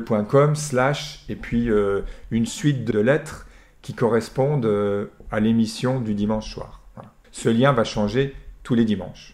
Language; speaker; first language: French; native; French